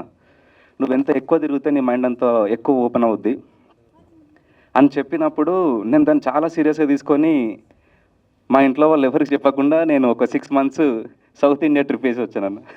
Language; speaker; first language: Telugu; native; Telugu